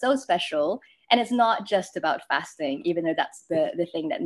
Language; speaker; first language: English; non-native, local second language; Malay